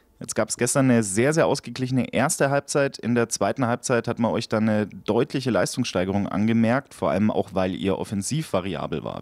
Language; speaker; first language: German; native; German